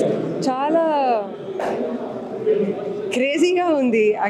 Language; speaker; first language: Telugu; non-native, learner; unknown